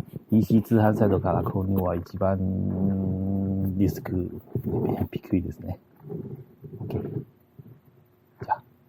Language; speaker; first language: Japanese; non-native, learner; Chinese